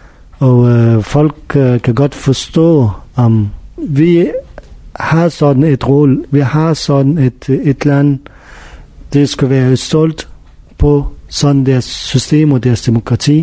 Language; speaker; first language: Danish; non-native, learner; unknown